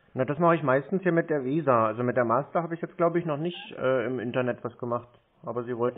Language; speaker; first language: German; native; German